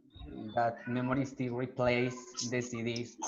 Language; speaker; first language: English; non-native, learner; Spanish